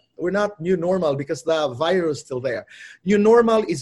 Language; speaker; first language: English; non-native, local second language; Filipino